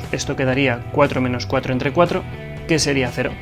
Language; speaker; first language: Spanish; native; Spanish